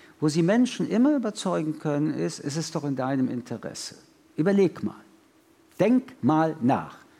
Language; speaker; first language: German; early bilingual, other home language; French